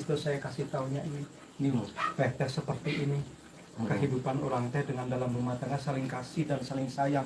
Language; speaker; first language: Indonesian; non-native, local second language; Sundanese